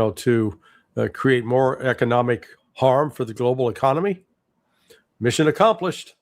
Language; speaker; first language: English; native; English